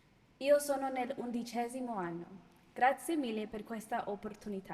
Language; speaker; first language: Italian; non-native, learner; English